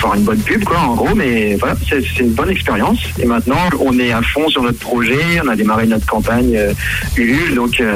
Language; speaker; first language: French; native; French